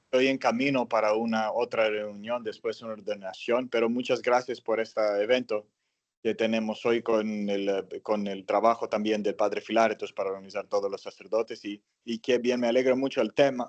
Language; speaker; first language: Spanish; non-native, learner; Greek